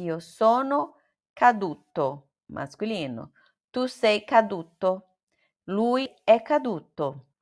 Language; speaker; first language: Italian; non-native, fluent; Portuguese